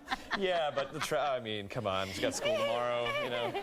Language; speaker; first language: English; native; English